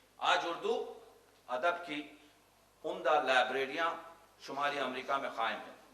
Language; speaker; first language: Urdu; native; Urdu